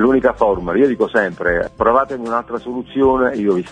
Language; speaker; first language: Italian; native; Italian